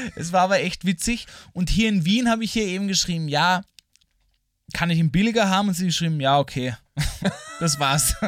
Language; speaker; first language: German; native; German